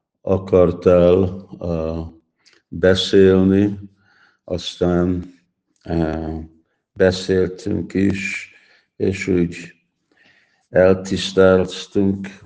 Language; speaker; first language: Hungarian; early bilingual, heritage; Hungarian